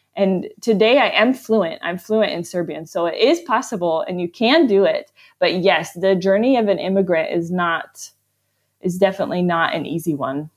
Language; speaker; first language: English; native; English